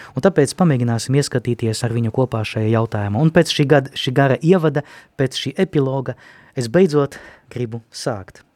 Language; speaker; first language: Latvian; non-native, local second language; Russian